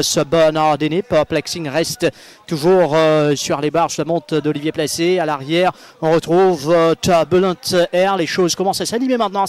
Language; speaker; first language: French; non-native, local second language; Morisyen